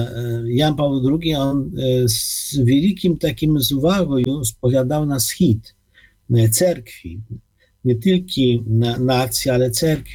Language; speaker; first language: Polish; non-native, learner; Ukrainian